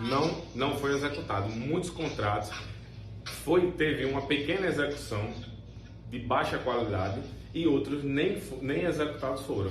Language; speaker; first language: Portuguese; native; Portuguese